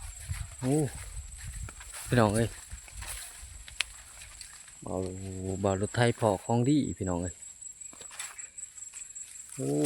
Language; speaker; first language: Thai; non-native, local second language; Northeastern Thai